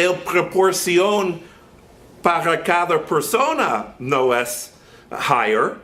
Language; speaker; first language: Spanish; non-native, learner; English